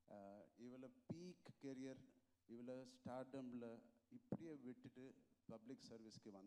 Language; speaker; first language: Tamil; non-native, local second language; Telugu